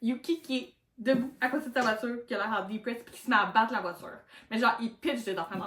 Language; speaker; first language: French; native; French